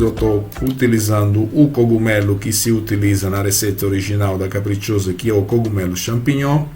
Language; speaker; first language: Portuguese; non-native, fluent; Italian